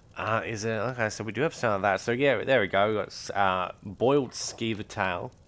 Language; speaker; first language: English; native; English